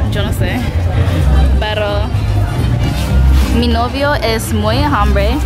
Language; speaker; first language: Spanish; non-native, learner; English